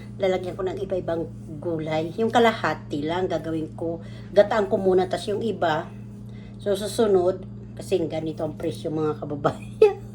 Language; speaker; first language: Filipino; native; Filipino